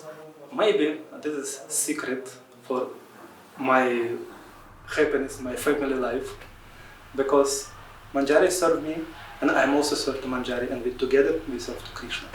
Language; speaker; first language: English; non-native, learner; Russian